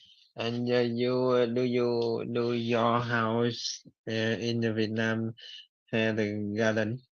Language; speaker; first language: English; non-native, learner; Vietnamese